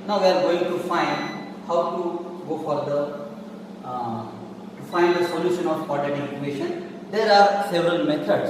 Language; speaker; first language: English; non-native, local second language; Marathi